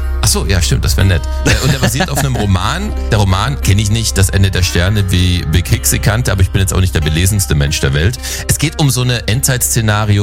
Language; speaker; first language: German; native; German